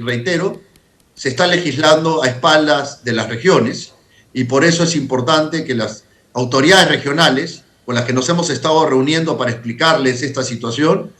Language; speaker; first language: Spanish; native; Spanish